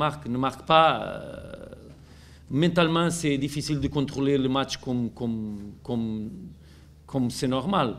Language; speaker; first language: French; non-native, learner; Portuguese